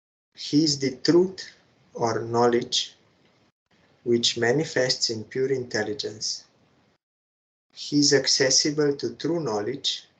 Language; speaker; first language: English; non-native, fluent; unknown